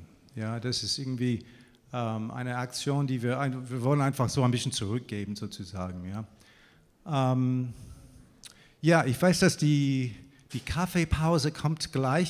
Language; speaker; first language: German; non-native, fluent; English